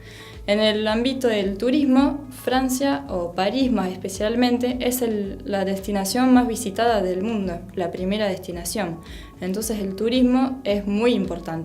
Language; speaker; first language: Spanish; non-native, fluent; French